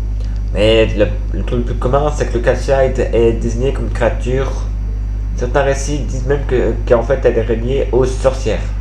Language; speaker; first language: French; native; French